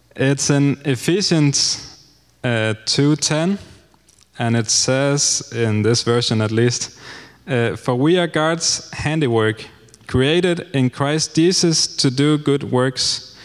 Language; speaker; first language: English; non-native, fluent; Danish